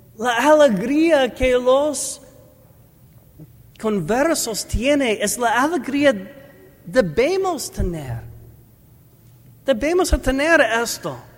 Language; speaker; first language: Spanish; non-native, learner; English